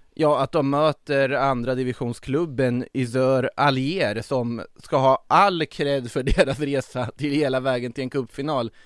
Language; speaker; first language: Swedish; native; Swedish